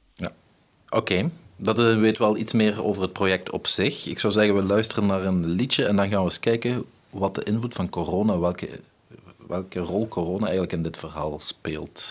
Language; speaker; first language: Dutch; native; Dutch